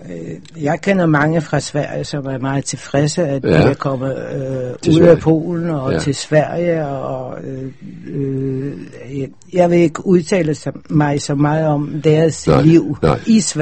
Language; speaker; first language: Danish; non-native, fluent; Polish